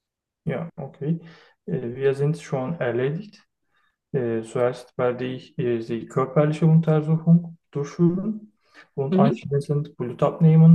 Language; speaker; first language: German; non-native, learner; Turkish